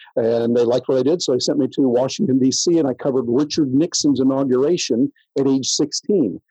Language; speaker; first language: English; native; English